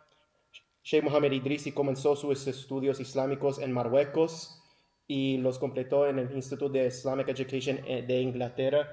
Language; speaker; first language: Spanish; early bilingual, heritage; English